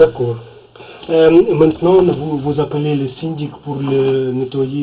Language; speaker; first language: French; non-native, learner; Russian